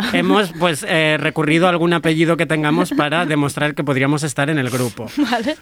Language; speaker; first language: Spanish; native; Spanish